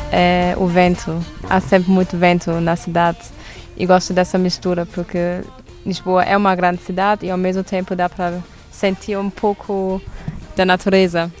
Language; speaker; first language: Portuguese; non-native, fluent; German